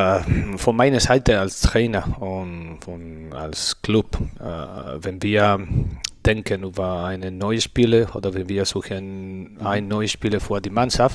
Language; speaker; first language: German; non-native, learner; Spanish